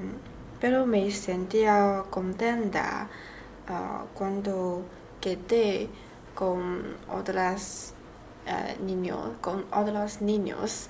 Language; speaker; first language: Spanish; non-native, learner; Chinese